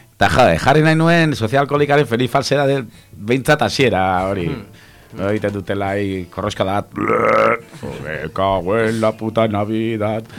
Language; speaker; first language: Basque; non-native, local second language; Spanish